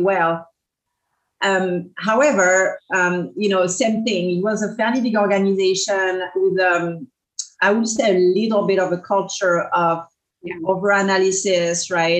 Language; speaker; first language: English; non-native, fluent; French